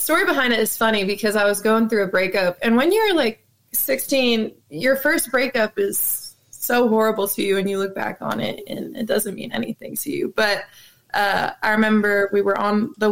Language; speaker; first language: English; native; English